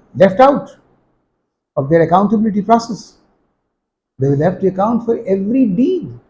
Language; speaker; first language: English; non-native, local second language; Urdu